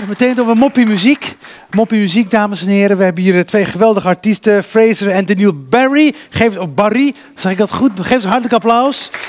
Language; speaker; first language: Dutch; early bilingual, other home language; Berber languages